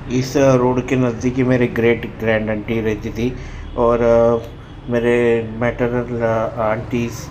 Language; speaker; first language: Hindi; non-native, local second language; Marathi